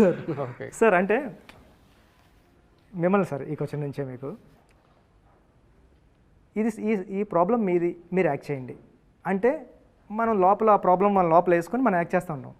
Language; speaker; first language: Telugu; native; Telugu